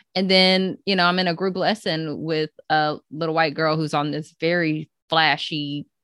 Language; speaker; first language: English; native; English